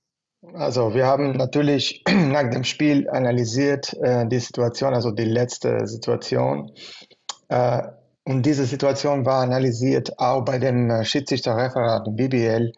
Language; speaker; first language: German; non-native, fluent; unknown